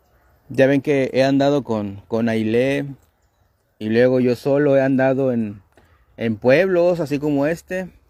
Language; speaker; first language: Spanish; native; Spanish